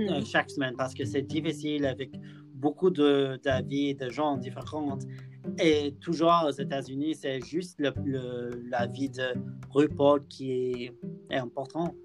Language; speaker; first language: French; non-native, learner; English